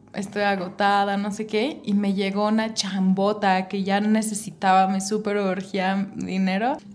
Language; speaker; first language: Spanish; non-native, fluent; English